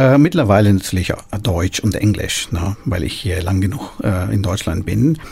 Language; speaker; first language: German; early bilingual, other home language; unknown